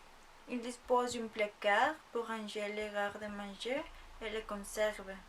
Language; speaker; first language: French; non-native, learner; Spanish